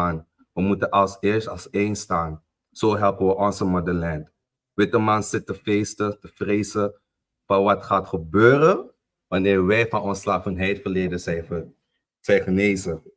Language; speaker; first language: Dutch; native; Dutch